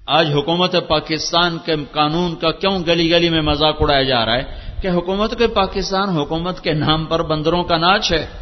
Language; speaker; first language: Urdu; non-native, local second language; Punjabi